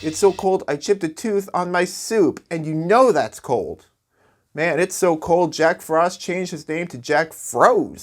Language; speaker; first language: English; native; English